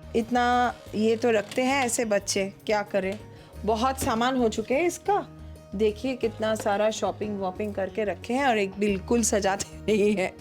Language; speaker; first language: Hindi; non-native, local second language; Bangla